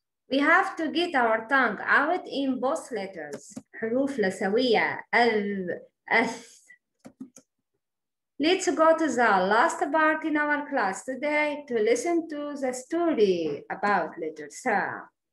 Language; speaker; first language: English; non-native, learner; Arabic